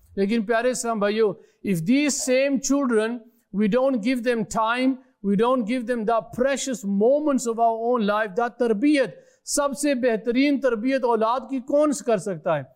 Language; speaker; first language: English; early bilingual, other home language; Urdu